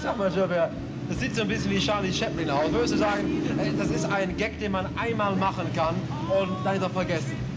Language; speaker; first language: German; native; German